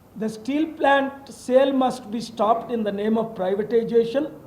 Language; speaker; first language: English; non-native, local second language; Telugu